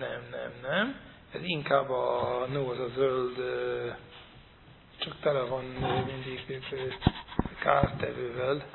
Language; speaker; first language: Hungarian; non-native, fluent; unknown